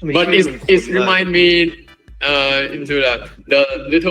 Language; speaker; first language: English; non-native, learner; Thai